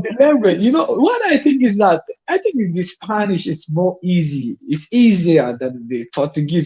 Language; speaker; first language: English; non-native, fluent; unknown